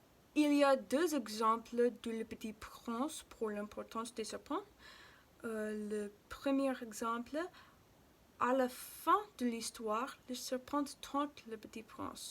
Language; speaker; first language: French; non-native, learner; English